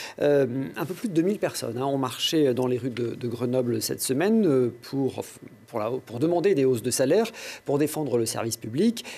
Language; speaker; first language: French; native; French